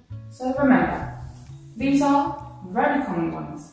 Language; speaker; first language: English; non-native, fluent; Spanish